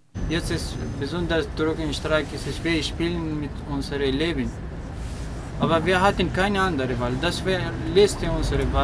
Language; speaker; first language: German; non-native, learner; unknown